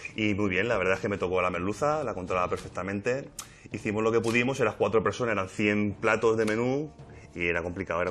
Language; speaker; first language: Spanish; native; Spanish